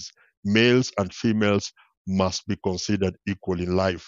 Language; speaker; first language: English; non-native, local second language; Luo (Kenya and Tanzania)